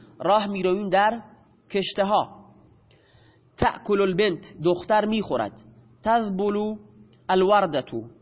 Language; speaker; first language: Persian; non-native, local second language; Baluchi